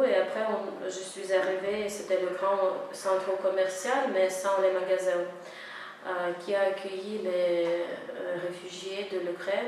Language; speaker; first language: French; non-native, fluent; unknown